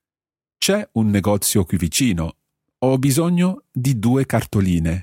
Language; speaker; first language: Italian; non-native, fluent; English